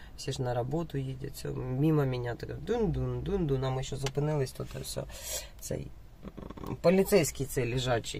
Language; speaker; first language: Ukrainian; non-native, local second language; Russian